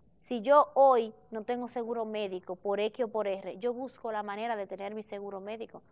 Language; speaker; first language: Spanish; native; Spanish